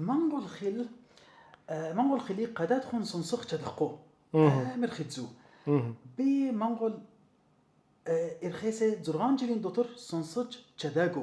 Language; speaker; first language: Mongolian; non-native, learner; Arabic